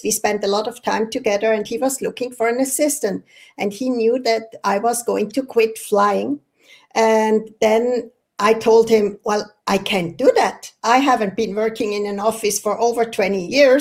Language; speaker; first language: English; non-native, fluent; Swiss German